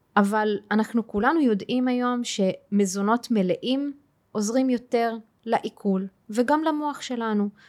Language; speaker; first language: Hebrew; non-native, local second language; Arabic